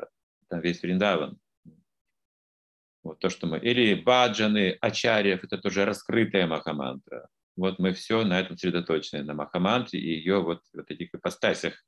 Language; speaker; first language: Russian; native; Russian